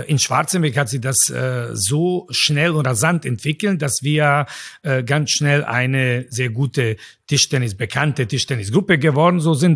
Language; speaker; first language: German; non-native, fluent; Croatian